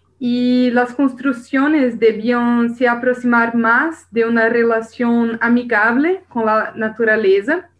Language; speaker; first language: Spanish; non-native, learner; Portuguese